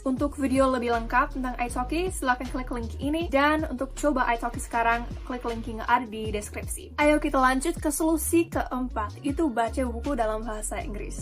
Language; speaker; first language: Indonesian; non-native, fluent; English